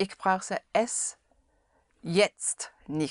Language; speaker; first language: German; non-native, learner; English